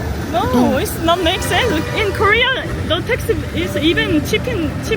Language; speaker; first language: English; non-native, learner; Korean